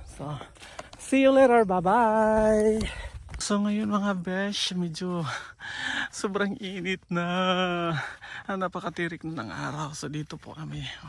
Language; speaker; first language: Filipino; non-native, local second language; Cebuano